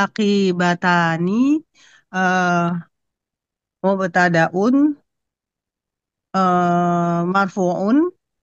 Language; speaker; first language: Arabic; non-native, learner; Indonesian